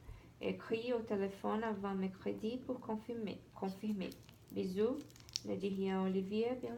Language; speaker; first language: French; non-native, learner; Portuguese